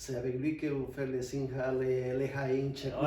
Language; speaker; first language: French; non-native, fluent; Spanish